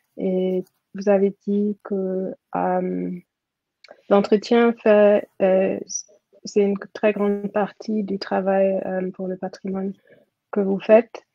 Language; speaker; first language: French; non-native, fluent; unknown